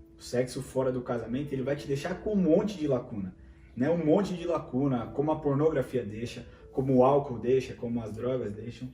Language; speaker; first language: Portuguese; native; Portuguese